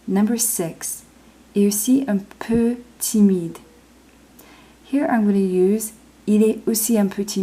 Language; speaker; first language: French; non-native, fluent; English